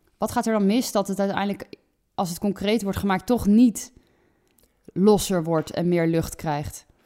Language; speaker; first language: Dutch; native; Dutch